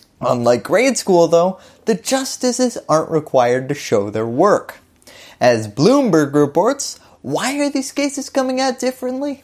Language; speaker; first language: English; native; English